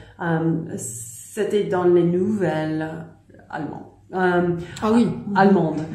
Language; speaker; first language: French; non-native, learner; English